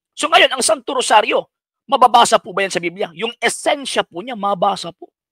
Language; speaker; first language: Filipino; non-native, local second language; Cebuano